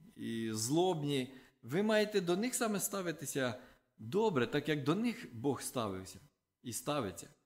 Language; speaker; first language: Ukrainian; non-native, local second language; Russian